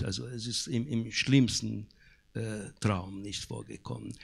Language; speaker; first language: German; non-native, fluent; Hungarian